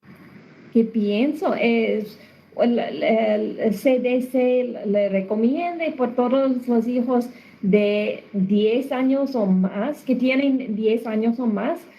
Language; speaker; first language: Spanish; non-native, learner; English